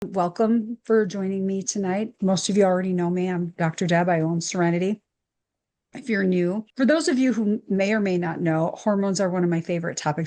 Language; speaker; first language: English; native; English